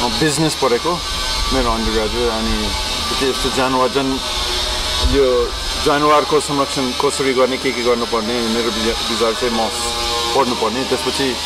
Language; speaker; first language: Nepali; non-native, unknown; English